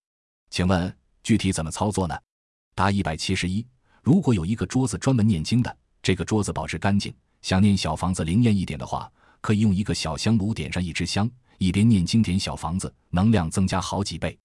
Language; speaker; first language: Chinese; native; Chinese